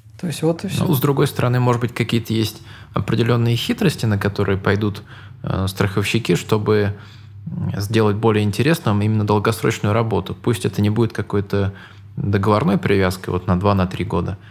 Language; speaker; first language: Russian; native; Russian